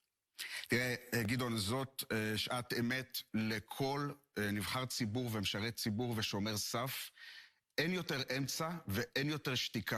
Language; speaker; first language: Hebrew; native; Hebrew